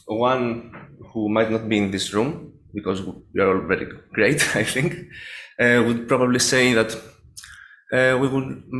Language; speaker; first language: English; non-native, fluent; Greek